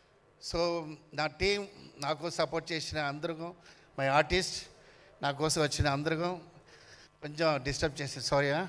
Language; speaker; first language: Telugu; non-native, learner; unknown